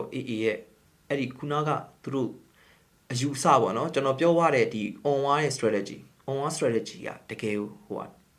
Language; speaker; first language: Burmese; native; Burmese